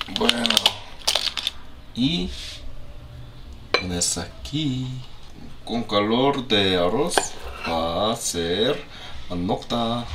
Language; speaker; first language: Spanish; non-native, learner; Korean